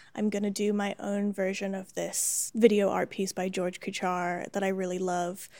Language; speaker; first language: English; native; English